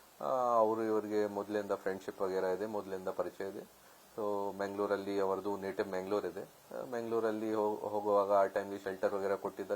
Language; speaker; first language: Kannada; non-native, local second language; Hindi